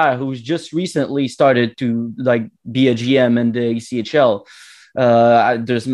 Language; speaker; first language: English; non-native, fluent; French